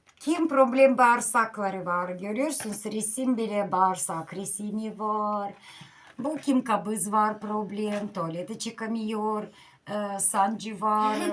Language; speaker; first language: Turkish; non-native, learner; Russian